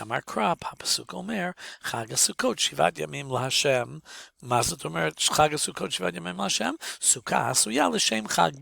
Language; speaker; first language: Hebrew; non-native, fluent; English